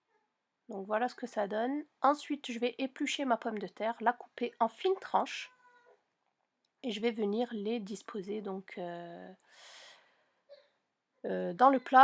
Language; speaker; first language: French; native; French